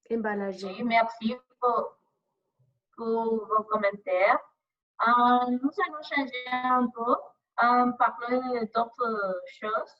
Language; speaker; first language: French; non-native, learner; Spanish